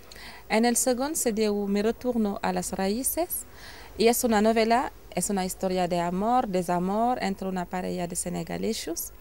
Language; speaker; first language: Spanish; non-native, local second language; Wolof